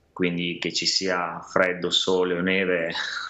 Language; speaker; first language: Italian; native; Italian